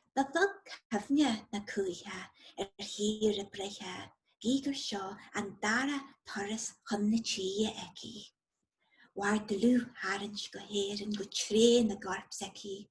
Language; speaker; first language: Irish; non-native, local second language; English